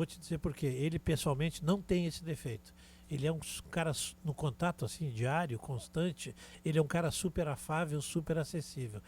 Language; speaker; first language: Portuguese; native; Portuguese